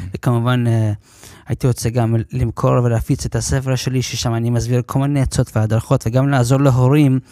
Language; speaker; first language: Hebrew; early bilingual, other home language; English